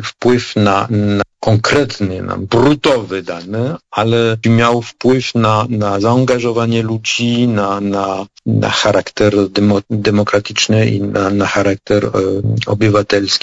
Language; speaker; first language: Polish; non-native, fluent; French